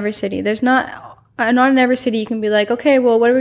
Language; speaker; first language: English; native; English